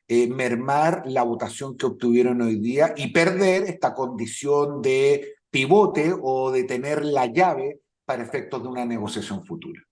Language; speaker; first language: Spanish; native; Spanish